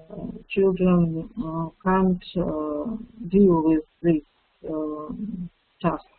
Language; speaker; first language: English; non-native, fluent; Russian